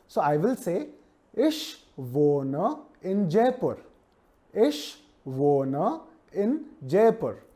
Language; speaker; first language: German; non-native, fluent; Hindi